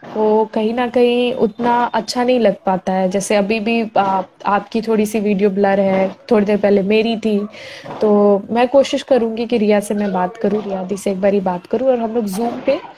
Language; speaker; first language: Hindi; native; Hindi